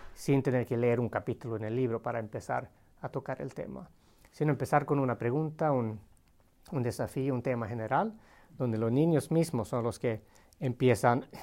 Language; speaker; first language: Spanish; non-native, fluent; Swedish